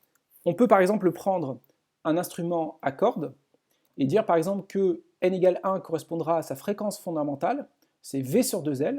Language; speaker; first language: French; native; French